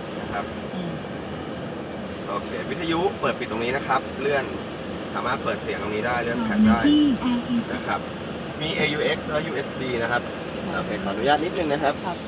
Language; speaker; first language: Thai; native; Thai